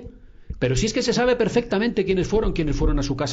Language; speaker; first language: Spanish; native; Spanish